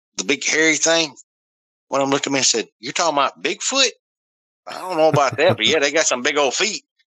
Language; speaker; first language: English; native; English